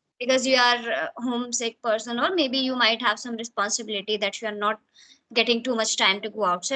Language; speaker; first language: English; non-native, fluent; Hindi